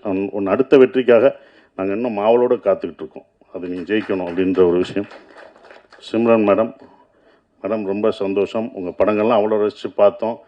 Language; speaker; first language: Tamil; native; Tamil